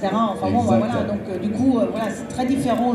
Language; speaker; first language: French; native; French